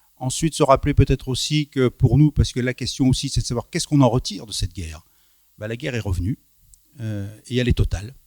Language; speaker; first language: French; native; French